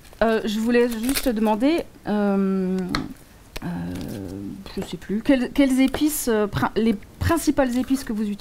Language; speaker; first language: French; native; French